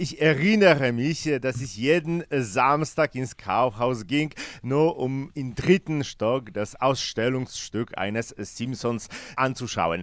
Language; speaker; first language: German; non-native, fluent; Polish